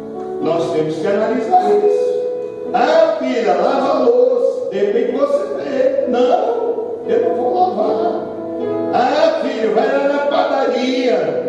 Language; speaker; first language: Portuguese; native; Portuguese